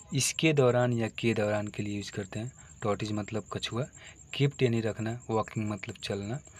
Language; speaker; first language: Hindi; native; Hindi